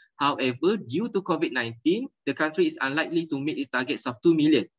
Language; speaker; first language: English; non-native, local second language; Malay